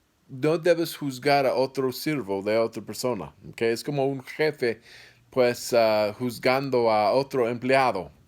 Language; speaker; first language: Spanish; non-native, fluent; English